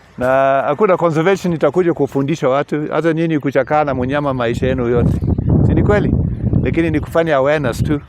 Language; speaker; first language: Swahili; non-native, local second language; English